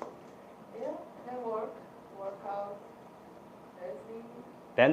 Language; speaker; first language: English; non-native, learner; Arabic